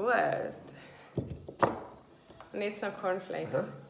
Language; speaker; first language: German; native; German